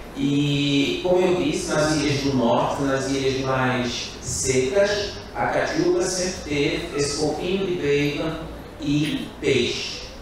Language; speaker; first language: Portuguese; non-native, local second language; Kabuverdianu